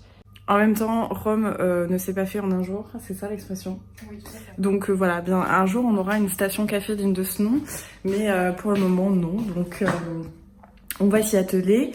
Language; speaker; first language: French; native; French